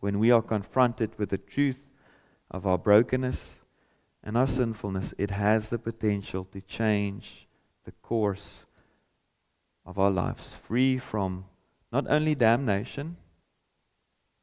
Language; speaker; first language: English; non-native, local second language; Afrikaans